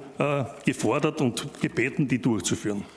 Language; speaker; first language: German; native; German